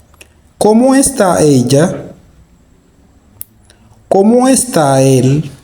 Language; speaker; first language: Spanish; non-native, fluent; Haitian Creole